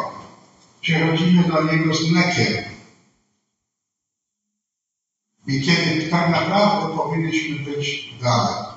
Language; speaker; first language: Polish; non-native, fluent; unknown